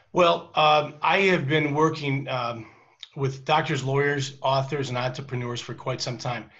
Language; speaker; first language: English; native; English